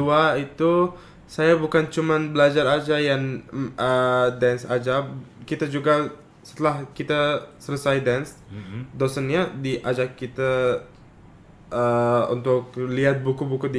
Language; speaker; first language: Indonesian; non-native, fluent; Arabic